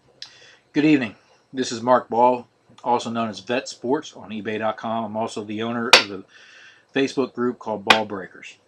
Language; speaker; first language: English; native; English